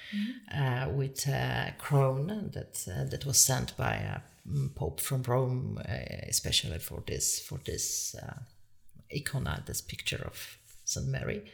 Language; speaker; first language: English; non-native, fluent; Polish